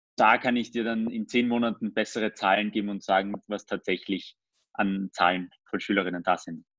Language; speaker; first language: German; early bilingual, other home language; Armenian